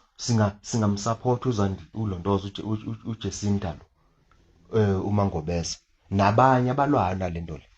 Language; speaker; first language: Zulu; native; Zulu